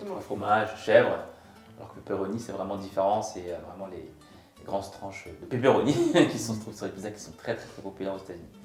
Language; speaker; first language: French; native; French